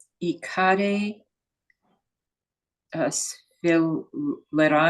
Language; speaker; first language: Italian; non-native, learner; English